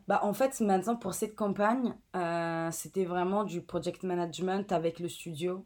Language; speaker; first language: French; non-native, fluent; Italian